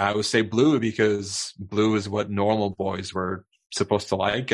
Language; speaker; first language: English; non-native, fluent; Turkish